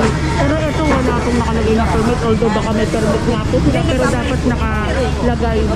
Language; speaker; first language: Filipino; native; Filipino